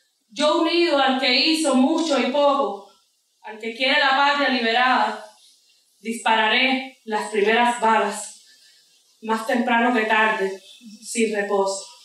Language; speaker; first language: Spanish; native; Spanish